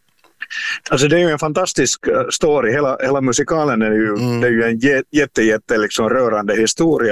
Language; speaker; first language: Swedish; native; Swedish